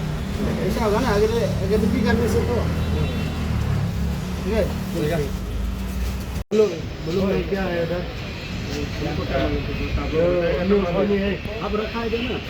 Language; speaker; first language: Hindi; non-native, local second language; Khasi